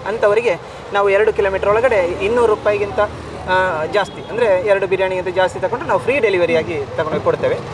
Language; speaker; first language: Kannada; non-native, local second language; Malayalam